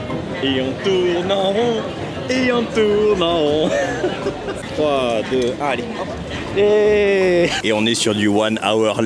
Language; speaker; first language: French; native; French